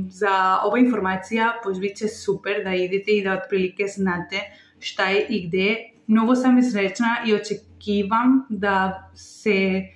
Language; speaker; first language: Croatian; non-native, learner; Spanish